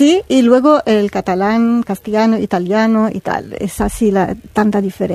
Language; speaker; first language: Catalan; non-native, learner; Arabic